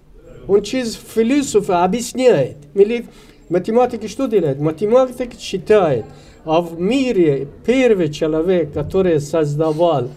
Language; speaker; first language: Russian; non-native, learner; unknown